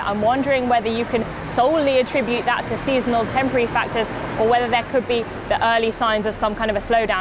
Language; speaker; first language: English; native; English